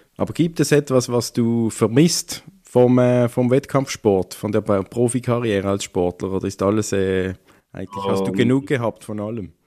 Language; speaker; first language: German; native; German